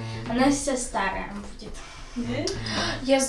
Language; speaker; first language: Russian; native; Russian